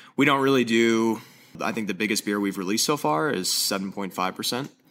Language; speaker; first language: English; native; English